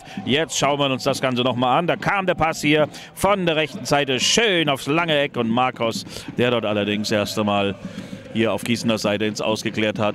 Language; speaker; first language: German; native; German